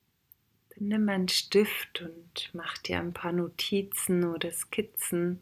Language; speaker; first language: German; native; German